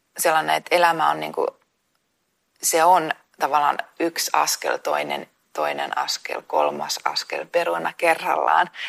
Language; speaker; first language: Finnish; native; Finnish